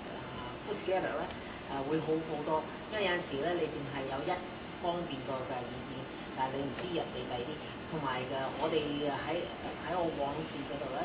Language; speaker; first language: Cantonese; early bilingual, heritage; Cantonese